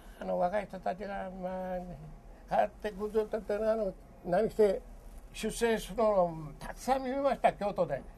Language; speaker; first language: Japanese; early bilingual, other home language; Korean